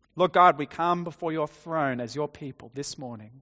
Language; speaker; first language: English; native; English